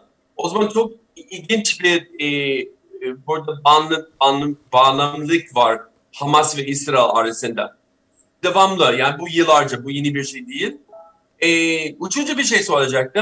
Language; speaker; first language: Turkish; non-native, fluent; English